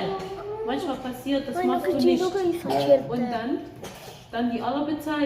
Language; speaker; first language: German; non-native, learner; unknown